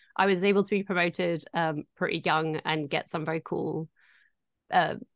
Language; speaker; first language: English; native; English